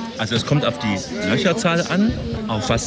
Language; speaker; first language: German; native; German